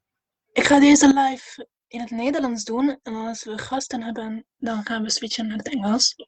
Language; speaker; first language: Dutch; non-native, fluent; Hungarian